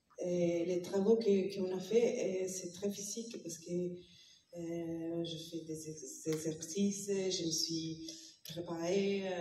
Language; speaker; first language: French; non-native, learner; Italian